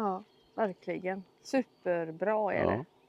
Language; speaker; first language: Swedish; native; Swedish